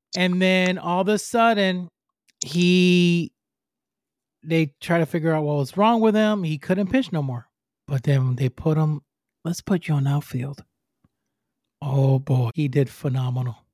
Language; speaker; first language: English; non-native, fluent; Spanish